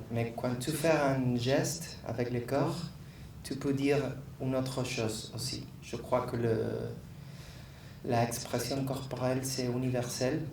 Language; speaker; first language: French; non-native, learner; Spanish